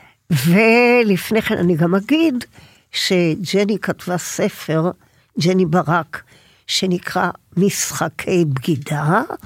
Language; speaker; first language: Hebrew; native; Hebrew